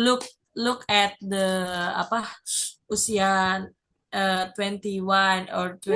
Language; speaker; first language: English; non-native, learner; Indonesian